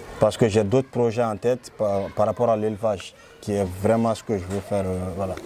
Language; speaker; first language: French; non-native, local second language; Fula